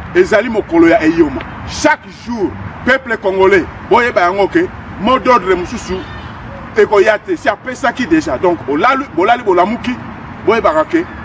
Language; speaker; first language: Lingala; non-native, local second language; Kongo